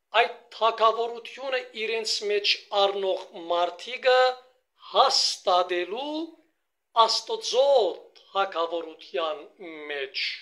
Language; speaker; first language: Armenian; early bilingual, heritage; Armenian